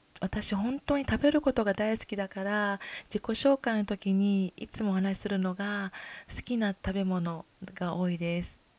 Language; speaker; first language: Japanese; native; Japanese